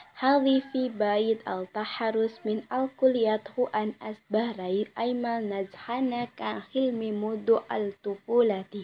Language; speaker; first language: Arabic; non-native, learner; Indonesian